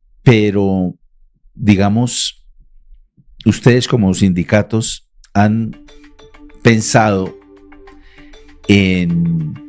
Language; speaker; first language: Spanish; native; Spanish